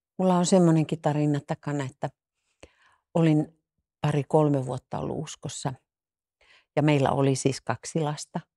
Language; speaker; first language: Finnish; native; Finnish